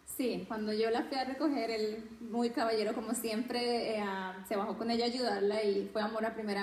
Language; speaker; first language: Spanish; native; Spanish